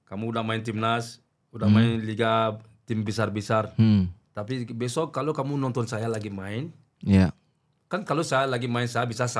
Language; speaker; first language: Indonesian; non-native, learner; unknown